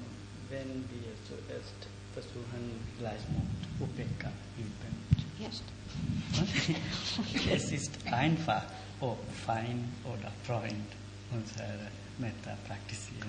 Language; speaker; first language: German; non-native, fluent; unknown